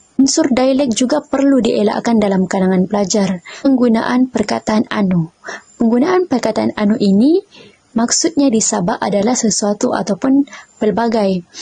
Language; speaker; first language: Malay; native; Malay